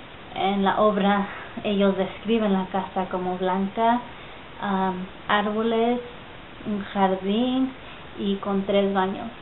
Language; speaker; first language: Spanish; early bilingual, heritage; Spanish